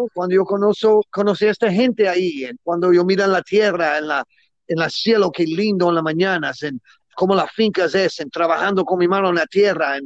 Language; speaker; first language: Spanish; non-native, learner; English